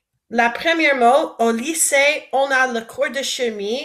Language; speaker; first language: French; non-native, fluent; English